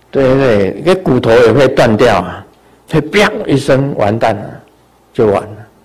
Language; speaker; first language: Chinese; native; Chinese